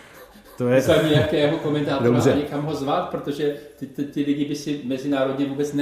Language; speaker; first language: Czech; native; Czech